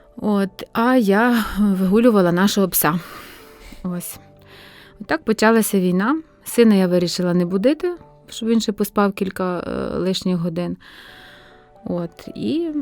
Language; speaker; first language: Ukrainian; native; Ukrainian